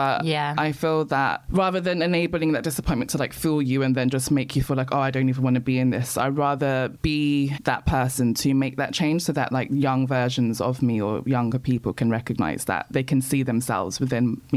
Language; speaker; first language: English; native; English